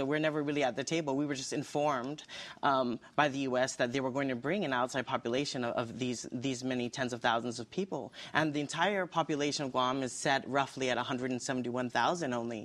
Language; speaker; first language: English; native; English